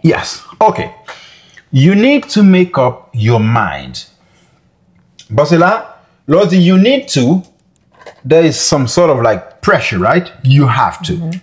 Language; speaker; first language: English; non-native, fluent; Haitian Creole